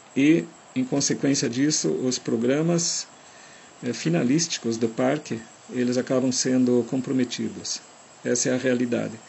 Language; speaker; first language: Portuguese; non-native, fluent; German